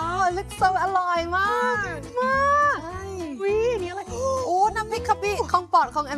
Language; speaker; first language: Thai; non-native, fluent; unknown